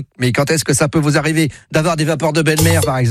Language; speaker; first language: French; native; French